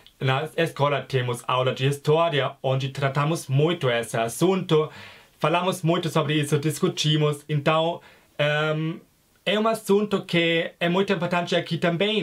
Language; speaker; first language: Portuguese; non-native, fluent; German